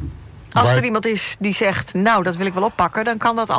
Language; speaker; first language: Dutch; native; Dutch